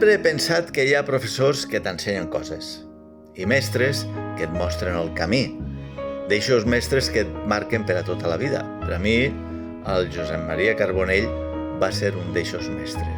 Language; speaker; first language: Catalan; native; Catalan